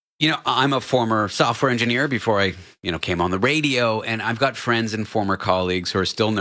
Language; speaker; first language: English; native; English